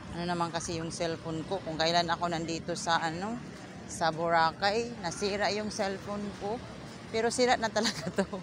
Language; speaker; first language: Filipino; non-native, local second language; Surigaonon